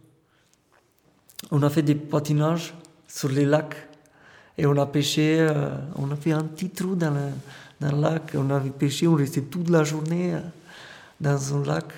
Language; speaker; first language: French; non-native, fluent; Romanian